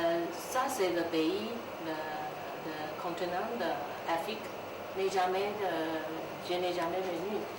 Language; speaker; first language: French; non-native, learner; Chinese